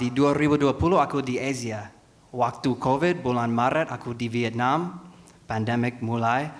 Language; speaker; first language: Indonesian; non-native, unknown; English